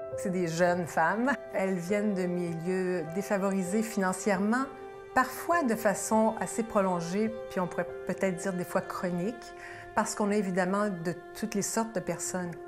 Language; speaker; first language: French; native; French